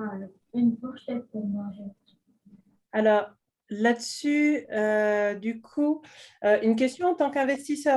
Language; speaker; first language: French; native; French